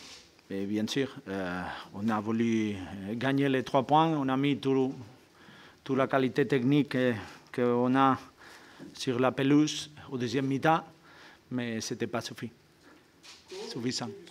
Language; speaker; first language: French; non-native, fluent; Spanish